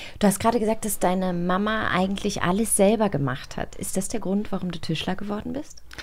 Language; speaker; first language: German; native; German